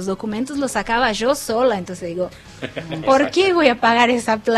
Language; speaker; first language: Spanish; non-native, fluent; Portuguese